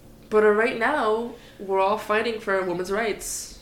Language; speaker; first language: English; non-native, local second language; Spanish